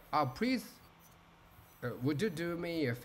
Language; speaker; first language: English; non-native, learner; Japanese